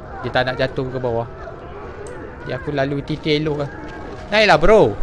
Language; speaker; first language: Malay; native; Malay